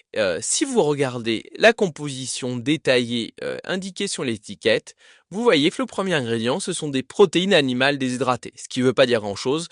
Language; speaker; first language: French; native; French